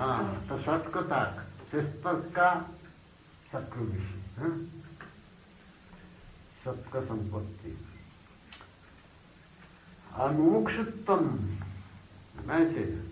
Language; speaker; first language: Russian; non-native, learner; Bangla